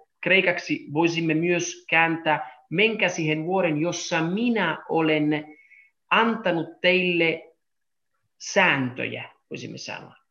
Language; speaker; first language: Finnish; non-native, fluent; Italian